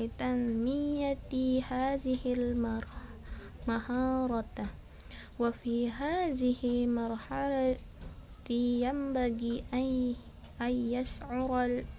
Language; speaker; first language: Arabic; non-native, learner; Indonesian